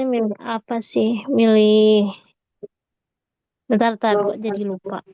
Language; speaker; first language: Indonesian; native; Indonesian